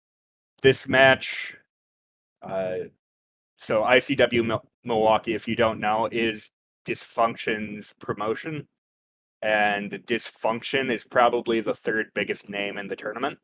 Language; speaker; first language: English; native; English